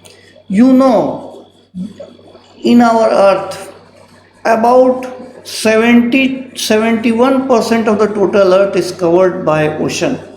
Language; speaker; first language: English; non-native, local second language; Hindi